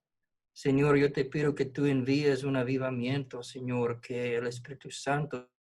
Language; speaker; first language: Spanish; non-native, fluent; English